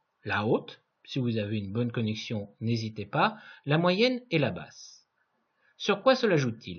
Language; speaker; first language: French; native; French